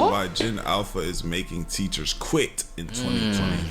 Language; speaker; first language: English; native; English